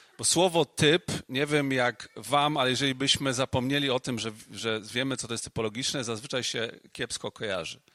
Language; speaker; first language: Polish; native; Polish